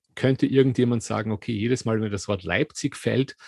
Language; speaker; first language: German; native; German